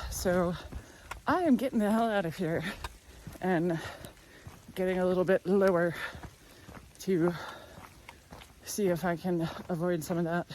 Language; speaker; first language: English; native; English